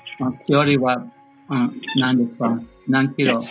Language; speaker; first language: Japanese; non-native, learner; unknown